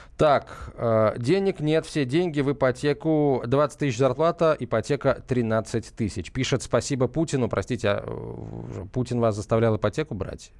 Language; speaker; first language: Russian; native; Russian